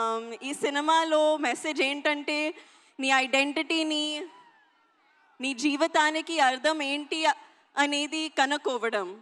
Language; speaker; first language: Telugu; non-native, learner; Hindi